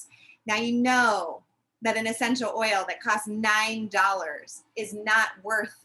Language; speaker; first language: English; native; English